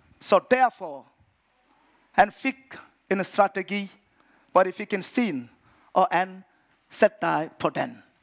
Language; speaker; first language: Danish; non-native, fluent; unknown